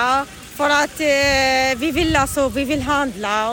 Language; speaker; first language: Swedish; non-native, learner; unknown